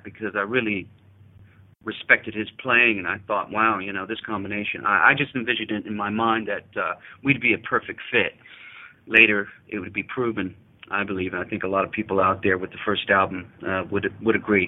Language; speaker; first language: English; native; English